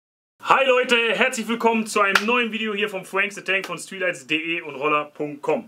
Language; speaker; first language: German; native; German